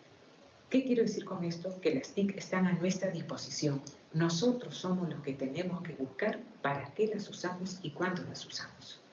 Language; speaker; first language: Spanish; native; Spanish